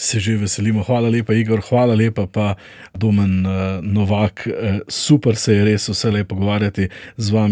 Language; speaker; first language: Slovenian; native; Slovenian